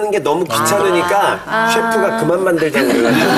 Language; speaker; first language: Korean; native; Korean